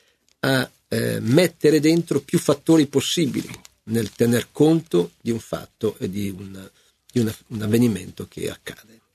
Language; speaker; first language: Italian; native; Italian